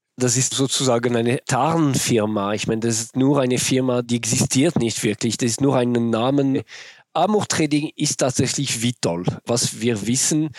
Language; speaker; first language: German; non-native, local second language; French